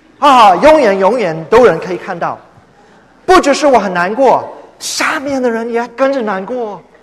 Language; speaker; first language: Chinese; non-native, fluent; English